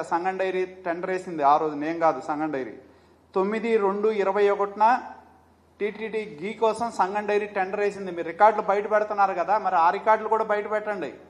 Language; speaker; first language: Telugu; native; Telugu